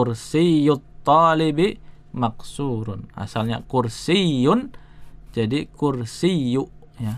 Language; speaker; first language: Arabic; non-native, fluent; Indonesian